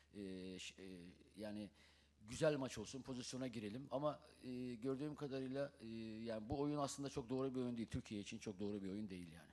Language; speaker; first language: Turkish; native; Turkish